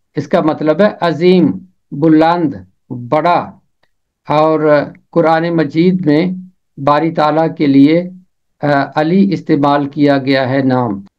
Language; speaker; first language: Urdu; native; Urdu